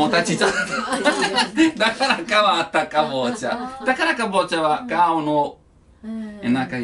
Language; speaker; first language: Japanese; non-native, learner; Italian